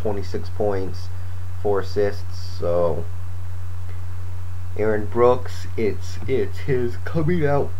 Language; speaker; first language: English; native; English